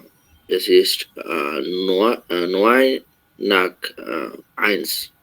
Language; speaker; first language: German; non-native, learner; Bangla